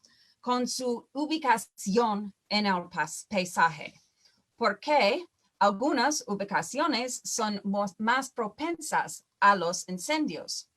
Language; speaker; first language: Spanish; non-native, fluent; English